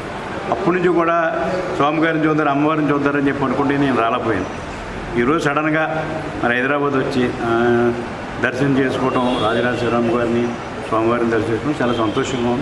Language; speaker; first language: Telugu; native; Telugu